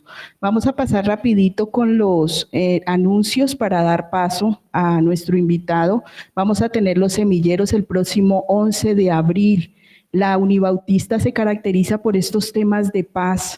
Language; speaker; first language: Spanish; native; Spanish